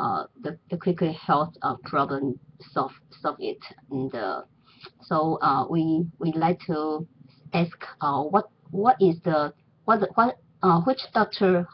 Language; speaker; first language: English; non-native, learner; Chinese